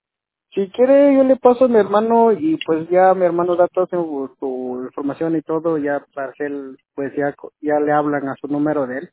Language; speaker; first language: Spanish; native; Spanish